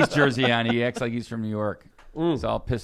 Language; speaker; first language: English; native; English